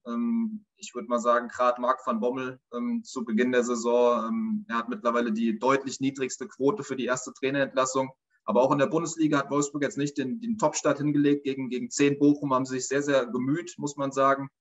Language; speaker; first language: German; native; German